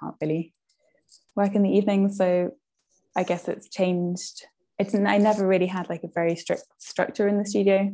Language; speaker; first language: English; native; English